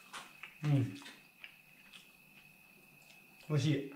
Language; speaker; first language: Japanese; native; Japanese